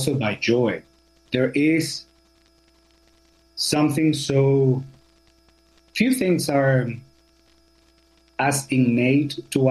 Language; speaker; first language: English; non-native, fluent; Spanish